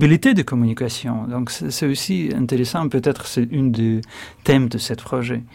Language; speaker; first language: French; non-native, fluent; Russian